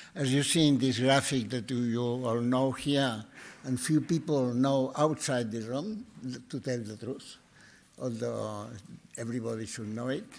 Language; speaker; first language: English; non-native, fluent; Catalan